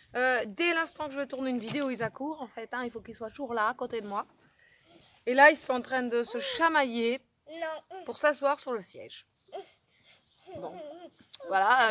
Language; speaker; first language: French; native; French